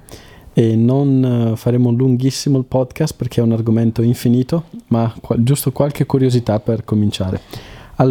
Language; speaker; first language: Italian; native; Italian